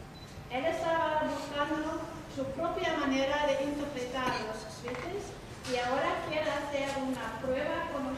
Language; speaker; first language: Spanish; non-native, fluent; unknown